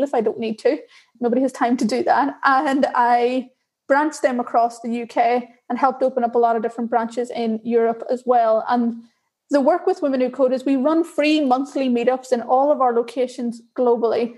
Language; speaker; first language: English; native; English